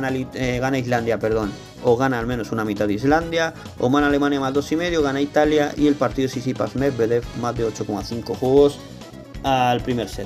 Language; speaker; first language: Spanish; native; Spanish